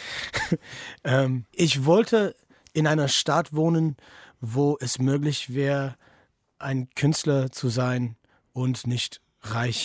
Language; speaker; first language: German; non-native, fluent; English